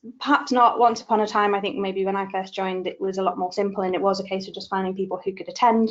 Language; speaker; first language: English; native; English